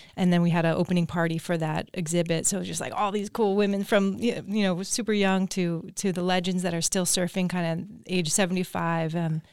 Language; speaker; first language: English; native; English